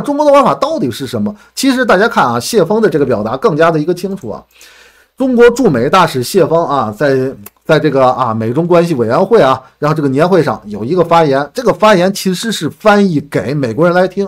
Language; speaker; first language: Chinese; native; Chinese